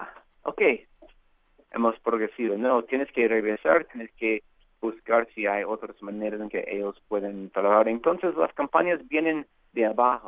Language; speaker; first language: Spanish; non-native, fluent; English